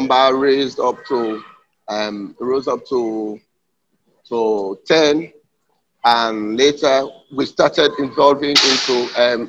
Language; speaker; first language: English; non-native, local second language; Krio